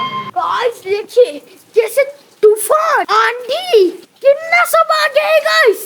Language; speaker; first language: Hindi; non-native, local second language; Odia